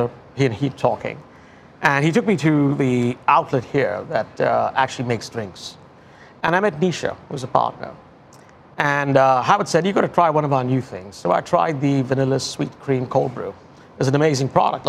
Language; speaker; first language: English; non-native, local second language; Tamil